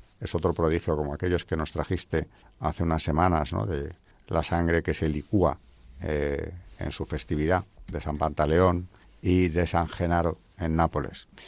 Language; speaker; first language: Spanish; native; Spanish